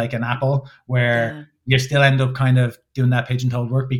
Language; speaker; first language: English; native; English